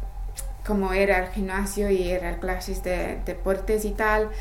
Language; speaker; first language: Spanish; non-native, fluent; English